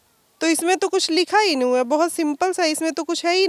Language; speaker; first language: Hindi; native; Hindi